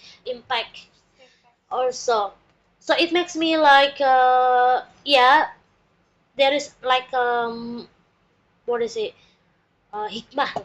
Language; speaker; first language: English; non-native, learner; Indonesian